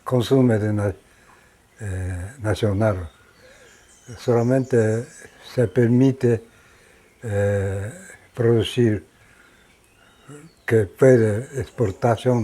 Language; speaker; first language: Spanish; non-native, learner; Japanese